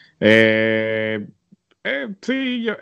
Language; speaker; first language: Spanish; native; Spanish